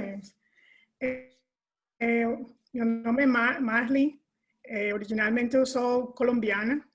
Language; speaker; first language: Portuguese; non-native, learner; Spanish